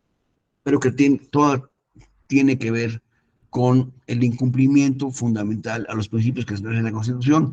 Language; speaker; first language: Spanish; native; Spanish